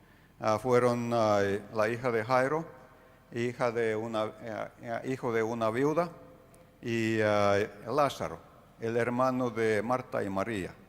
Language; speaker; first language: Spanish; non-native, fluent; Finnish